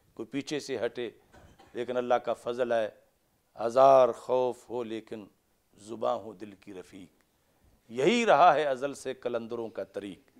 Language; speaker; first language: Urdu; native; Urdu